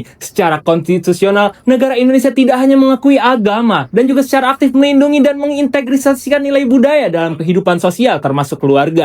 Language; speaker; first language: Indonesian; native; Indonesian